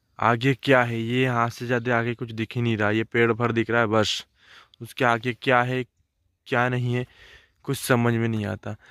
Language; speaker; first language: Hindi; native; Hindi